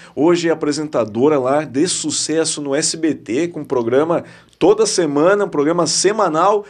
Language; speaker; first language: Portuguese; native; Portuguese